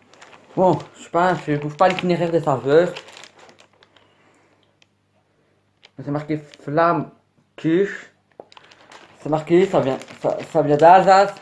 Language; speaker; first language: French; native; French